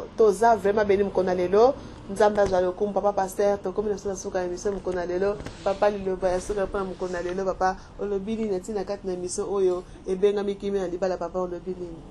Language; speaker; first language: Lingala; native; Lingala